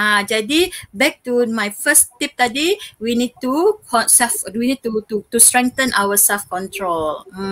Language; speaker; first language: English; non-native, local second language; Malay